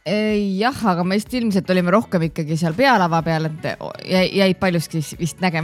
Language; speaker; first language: Estonian; native; Estonian